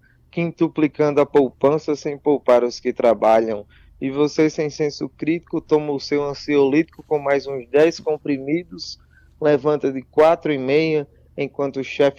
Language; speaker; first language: Portuguese; native; Portuguese